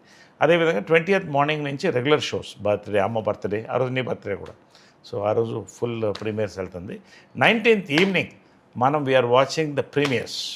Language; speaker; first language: Telugu; native; Telugu